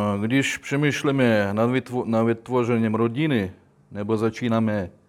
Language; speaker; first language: Czech; non-native, learner; Russian